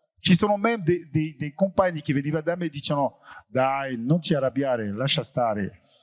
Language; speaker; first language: Italian; non-native, fluent; French